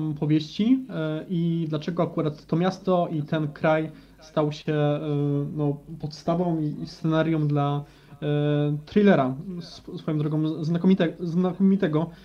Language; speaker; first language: Polish; native; Polish